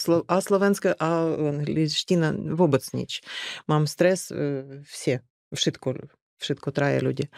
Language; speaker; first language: Slovak; non-native, learner; Ukrainian